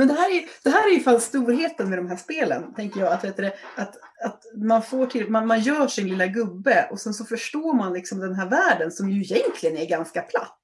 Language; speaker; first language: Swedish; native; Swedish